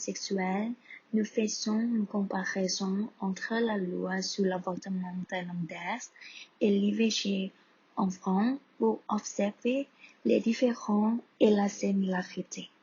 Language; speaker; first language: French; non-native, learner; Thai